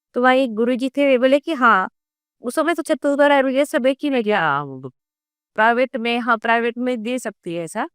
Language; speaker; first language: Hindi; non-native, local second language; Gondi